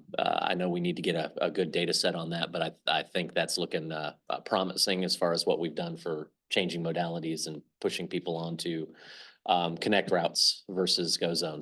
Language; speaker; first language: English; native; English